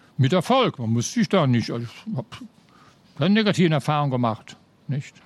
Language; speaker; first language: German; native; German